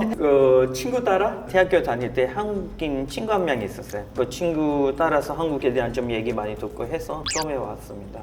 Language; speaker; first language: Korean; non-native, fluent; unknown